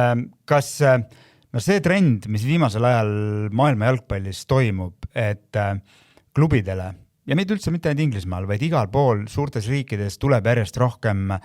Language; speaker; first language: Estonian; native; Estonian